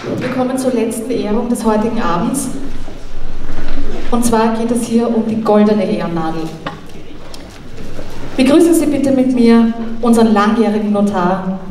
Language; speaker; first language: German; native; German